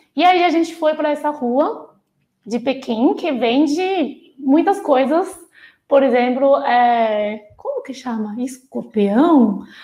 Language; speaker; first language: Portuguese; non-native, fluent; Chinese